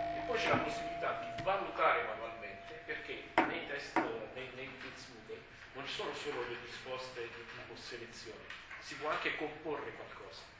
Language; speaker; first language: Italian; non-native, fluent; French